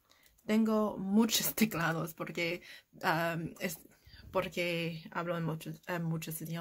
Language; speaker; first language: Spanish; non-native, learner; English